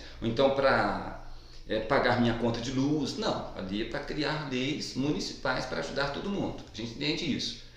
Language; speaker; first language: Portuguese; native; Portuguese